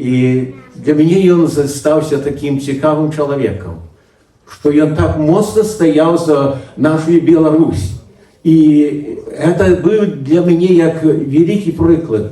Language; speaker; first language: Belarusian; early bilingual, heritage; Belarusian